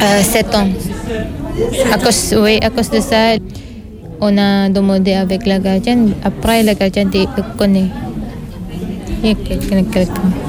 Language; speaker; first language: French; non-native, learner; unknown